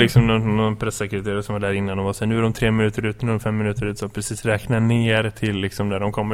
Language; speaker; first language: Swedish; native; Swedish